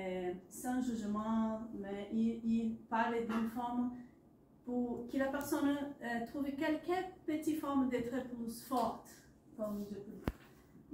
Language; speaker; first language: French; non-native, learner; Portuguese